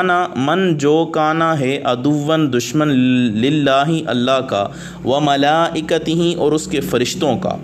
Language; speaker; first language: Urdu; native; Urdu